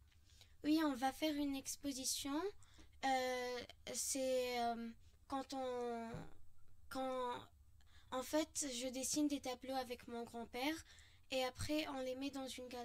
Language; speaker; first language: French; non-native, local second language; Arabic